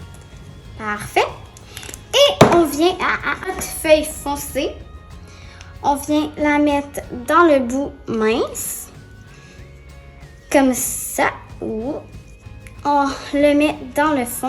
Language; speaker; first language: French; native; French